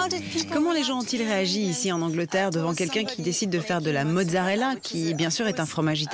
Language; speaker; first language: French; native; French